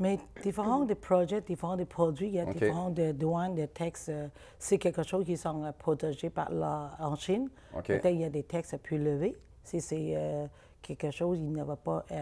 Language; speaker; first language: French; non-native, learner; Chinese